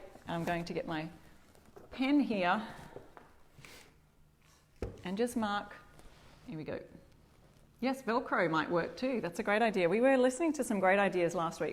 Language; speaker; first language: English; native; English